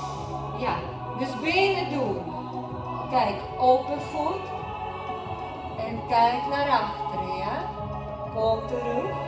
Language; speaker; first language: Dutch; non-native, learner; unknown